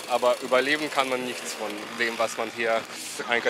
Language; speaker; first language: German; non-native, fluent; Slovenian